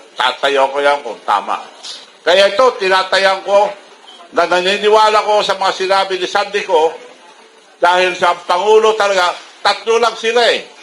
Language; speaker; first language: Filipino; non-native, local second language; Iloko